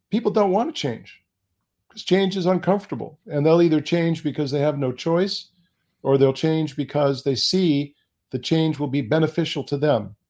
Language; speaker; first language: English; native; English